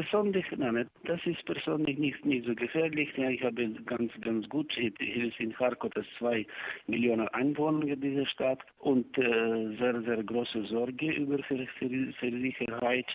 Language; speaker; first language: German; non-native, learner; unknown